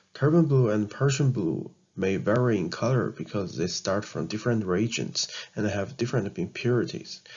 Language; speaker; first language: English; non-native, learner; Chinese